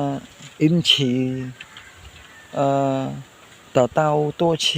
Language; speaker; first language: Chinese; non-native, learner; Khmer